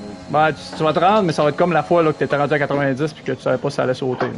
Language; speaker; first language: French; native; French